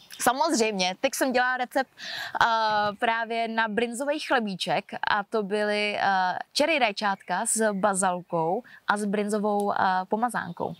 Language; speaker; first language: Czech; early bilingual, other home language; Vietnamese